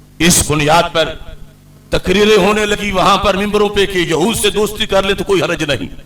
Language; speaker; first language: Urdu; non-native, local second language; Punjabi